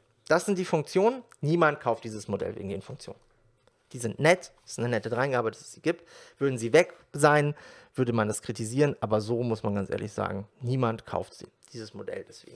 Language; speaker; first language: German; native; German